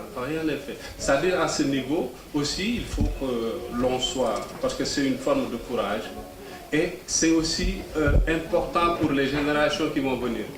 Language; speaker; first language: French; non-native, local second language; Wolof